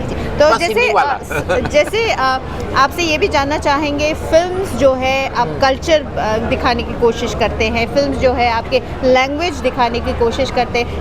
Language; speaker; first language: Hindi; native; Hindi